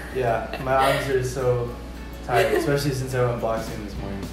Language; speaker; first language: English; native; English